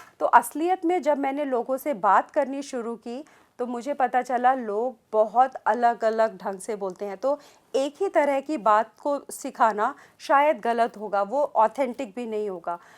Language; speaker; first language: Hindi; native; Hindi